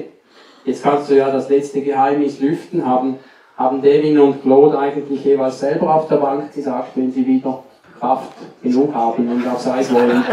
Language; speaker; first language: German; native; German